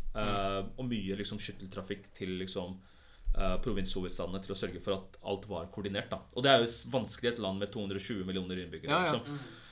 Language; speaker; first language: Norwegian; early bilingual, other home language; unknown